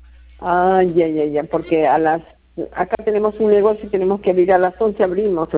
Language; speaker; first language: Spanish; native; Spanish